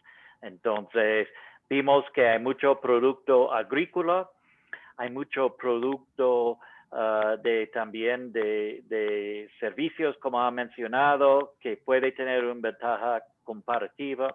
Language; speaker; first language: Spanish; non-native, fluent; English